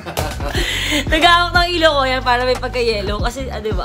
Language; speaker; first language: Filipino; native; Filipino